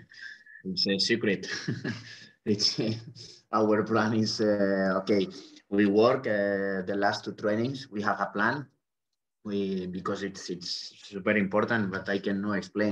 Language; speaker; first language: English; non-native, fluent; Spanish